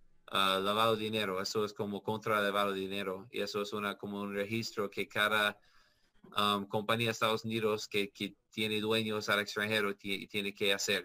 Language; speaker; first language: Spanish; non-native, learner; English